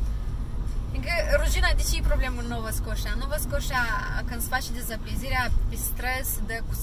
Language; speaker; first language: Romanian; native; Romanian